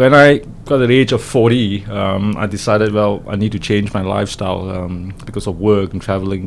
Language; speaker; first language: English; non-native, local second language; Cantonese